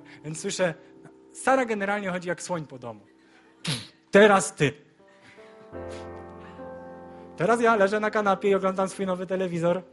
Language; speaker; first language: Polish; native; Polish